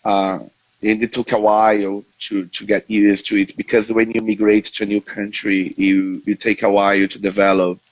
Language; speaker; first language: English; non-native, fluent; Portuguese